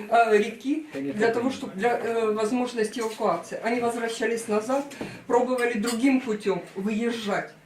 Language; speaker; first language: Russian; native; Russian